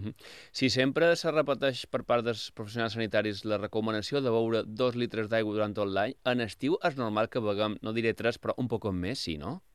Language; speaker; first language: Catalan; native; Catalan